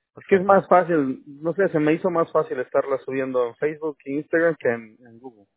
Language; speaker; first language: Spanish; native; Spanish